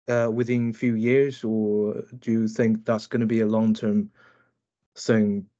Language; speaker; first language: English; non-native, fluent; Chinese